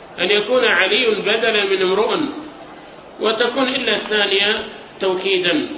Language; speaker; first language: Arabic; native; Arabic